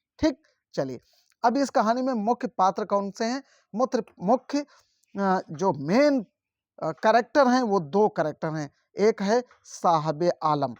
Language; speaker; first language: Hindi; native; Hindi